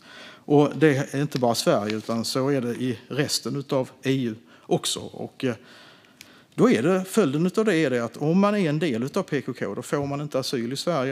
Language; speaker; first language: Swedish; native; Swedish